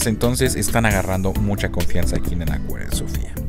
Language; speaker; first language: Spanish; native; Spanish